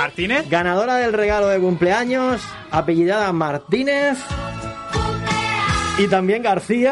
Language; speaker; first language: Spanish; native; Spanish